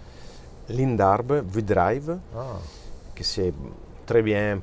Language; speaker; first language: French; non-native, fluent; Italian